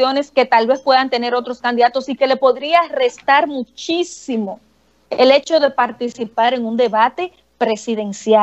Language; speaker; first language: Spanish; native; Spanish